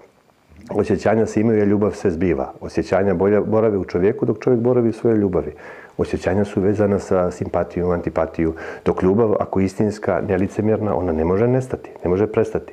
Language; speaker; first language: Serbian; native; Serbian